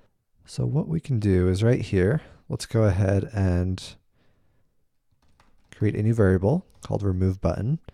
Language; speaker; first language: English; native; English